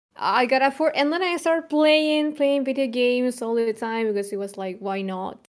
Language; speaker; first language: English; non-native, fluent; Spanish